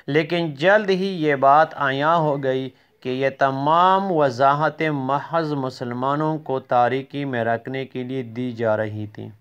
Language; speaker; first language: Urdu; non-native, local second language; Pashto